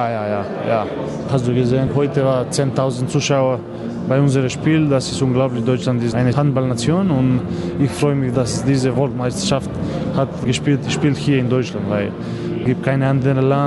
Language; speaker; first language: German; non-native, learner; Macedonian